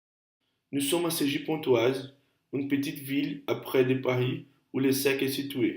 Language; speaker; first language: French; non-native, learner; Portuguese